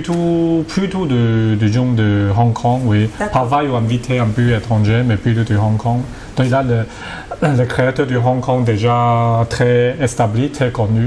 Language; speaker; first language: French; non-native, learner; Cantonese